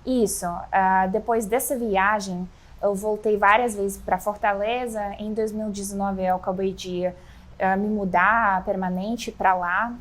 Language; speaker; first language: Portuguese; non-native, fluent; Russian